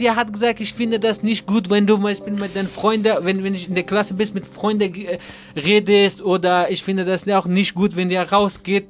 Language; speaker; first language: German; non-native, learner; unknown